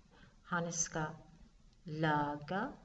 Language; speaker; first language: Swedish; non-native, fluent; Persian